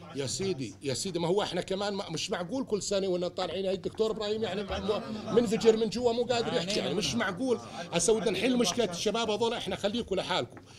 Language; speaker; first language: Arabic; native; Arabic